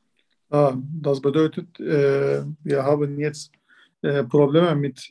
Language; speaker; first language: German; non-native, learner; Turkish